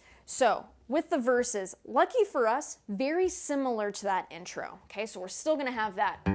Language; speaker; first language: English; native; English